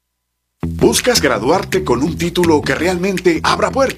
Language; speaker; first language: Spanish; native; Spanish